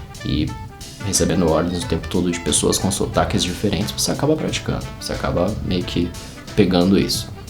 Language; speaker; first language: Portuguese; native; Portuguese